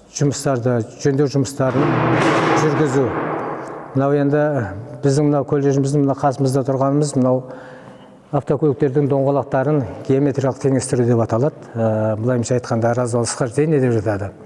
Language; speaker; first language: Kazakh; native; Kazakh